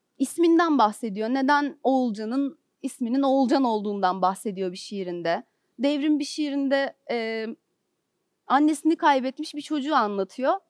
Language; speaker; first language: Turkish; native; Turkish